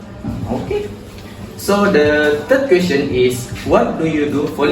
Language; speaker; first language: English; non-native, local second language; Malay